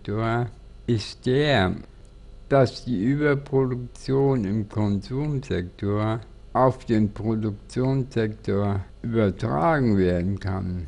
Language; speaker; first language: German; native; German